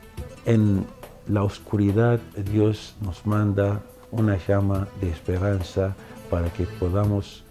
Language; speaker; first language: Spanish; non-native, fluent; Arabic